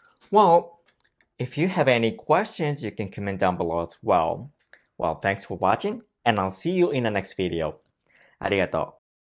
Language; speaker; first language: English; non-native, fluent; Japanese